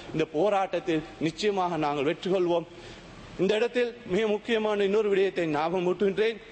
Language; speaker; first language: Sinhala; non-native, local second language; Tamil